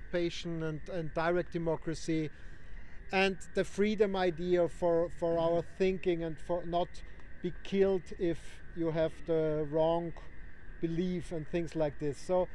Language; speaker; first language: English; non-native, fluent; German